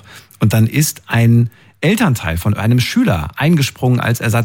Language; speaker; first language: German; native; German